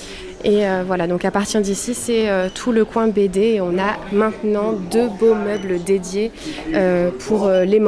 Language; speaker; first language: French; native; French